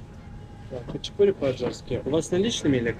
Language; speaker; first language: Russian; native; Russian